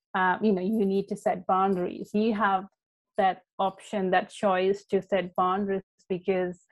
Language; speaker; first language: English; non-native, local second language; Sinhala